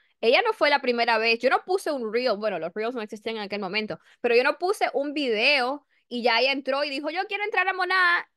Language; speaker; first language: Spanish; early bilingual, heritage; Spanish